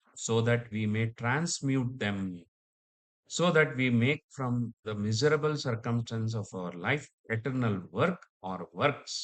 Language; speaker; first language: English; non-native, local second language; Kannada